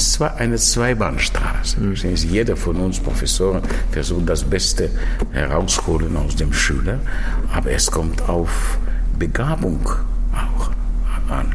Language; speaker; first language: German; non-native, fluent; Russian